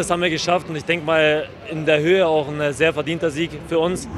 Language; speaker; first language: German; native; German